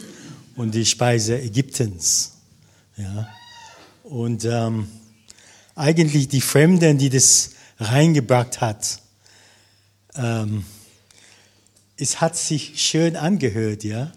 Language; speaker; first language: German; non-native, learner; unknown